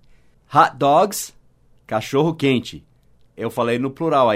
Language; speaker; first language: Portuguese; non-native, fluent; English